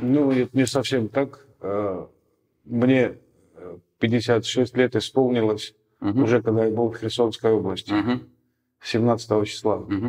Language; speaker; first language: Russian; native; Russian